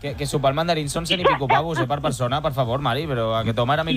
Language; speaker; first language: Catalan; native; Catalan